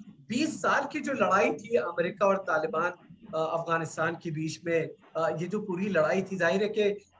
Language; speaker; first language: Hindi; native; Hindi